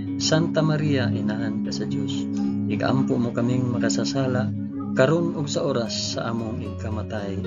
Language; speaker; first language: Cebuano; non-native, local second language; Hiligaynon